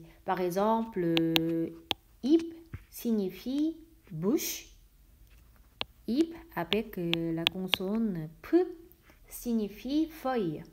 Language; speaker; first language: French; non-native, fluent; Korean